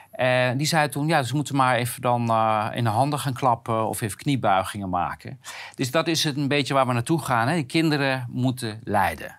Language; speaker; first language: Dutch; native; Dutch